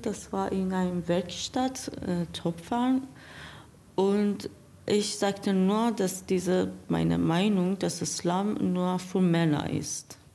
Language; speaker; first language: German; non-native, learner; Persian